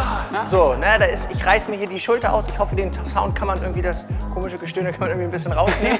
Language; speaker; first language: German; native; German